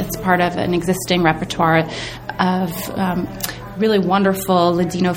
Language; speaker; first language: English; native; English